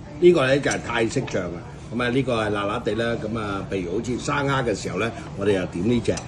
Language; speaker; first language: Cantonese; early bilingual, other home language; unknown